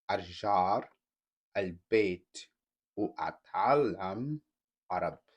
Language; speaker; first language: Arabic; non-native, learner; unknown